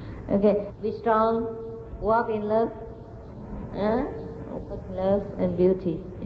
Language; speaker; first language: English; non-native, fluent; Vietnamese